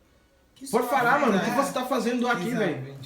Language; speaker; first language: Portuguese; non-native, learner; Haitian Creole